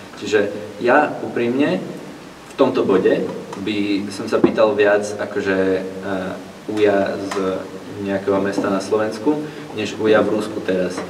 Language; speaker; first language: Slovak; non-native, fluent; Russian